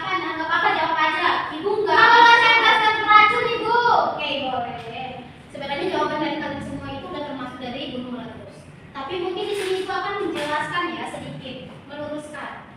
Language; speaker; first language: Indonesian; native; Indonesian